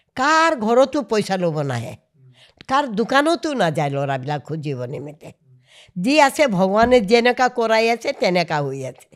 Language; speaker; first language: Assamese; non-native, local second language; Hindi